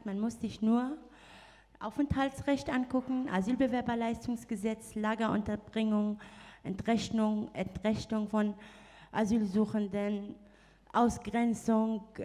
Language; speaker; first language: German; non-native, fluent; Arabic